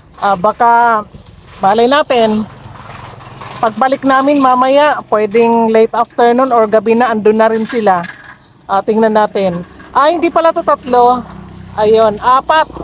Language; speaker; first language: Filipino; non-native, local second language; Bikol